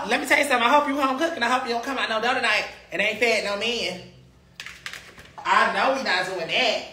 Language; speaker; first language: English; native; English